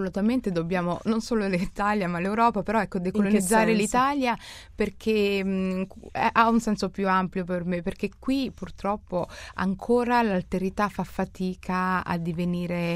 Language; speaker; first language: Italian; early bilingual, other home language; Somali